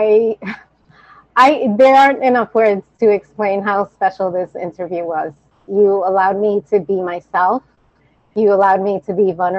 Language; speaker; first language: English; native; English